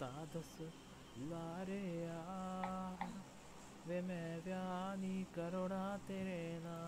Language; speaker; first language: Hindi; native; Hindi